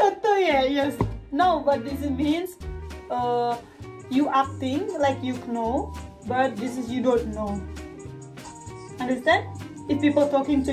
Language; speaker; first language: English; non-native, learner; Indonesian